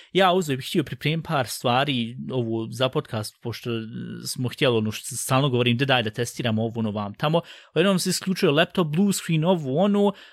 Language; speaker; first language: Bosnian; early bilingual, heritage; Bosnian